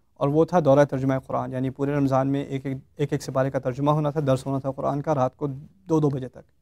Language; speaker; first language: Urdu; native; Urdu